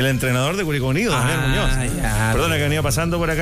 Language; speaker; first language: Spanish; native; Spanish